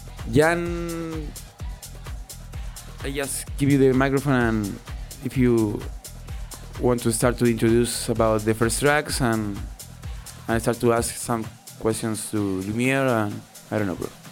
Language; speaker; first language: English; non-native, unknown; Spanish